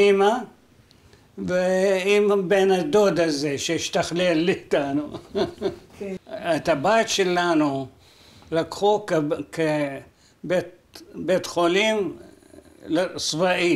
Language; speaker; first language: Hebrew; non-native, fluent; Arabic